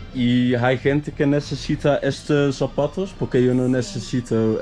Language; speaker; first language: Spanish; non-native, learner; Dutch